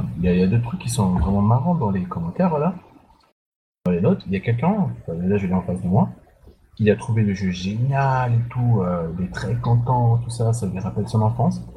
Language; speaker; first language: French; non-native, local second language; Sango